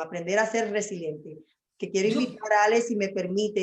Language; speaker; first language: Spanish; native; Spanish